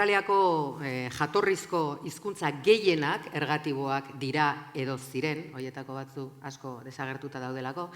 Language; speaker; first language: Basque; native; Basque